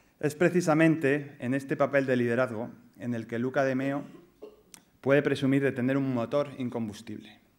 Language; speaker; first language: Spanish; native; Spanish